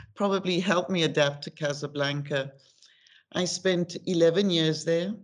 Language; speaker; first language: English; native; English